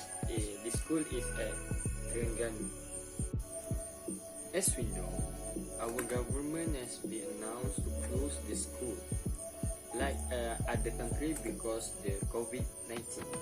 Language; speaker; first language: English; non-native, local second language; Malay